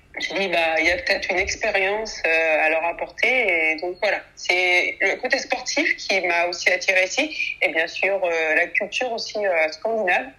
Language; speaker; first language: French; early bilingual, other home language; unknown